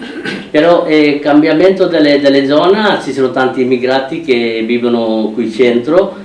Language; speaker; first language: Italian; non-native, fluent; Bangla